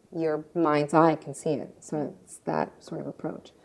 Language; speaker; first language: English; early bilingual, other home language; Russian